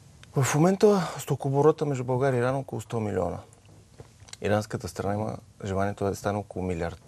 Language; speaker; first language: Bulgarian; native; Bulgarian